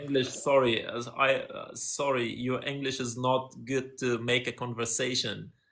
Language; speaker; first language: English; non-native, fluent; Persian